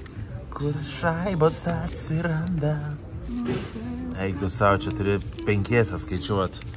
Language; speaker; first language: Lithuanian; native; Lithuanian